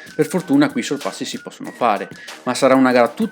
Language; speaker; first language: Italian; native; Italian